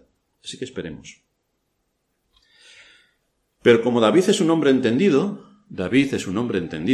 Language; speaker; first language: Spanish; native; Spanish